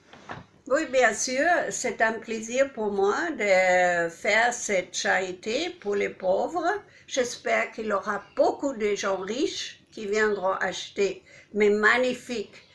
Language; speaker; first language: French; non-native, fluent; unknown